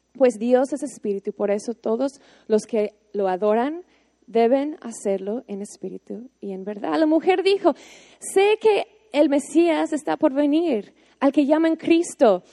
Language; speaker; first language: Spanish; non-native, fluent; English